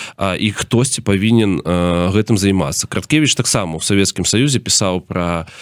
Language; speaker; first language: Belarusian; non-native, local second language; Russian